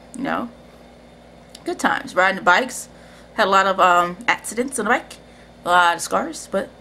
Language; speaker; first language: English; native; English